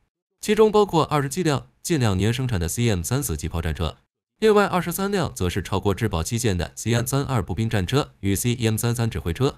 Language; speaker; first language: Chinese; native; Chinese